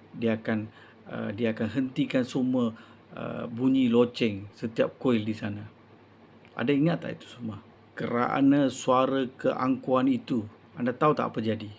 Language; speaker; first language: Malay; non-native, local second language; Tamil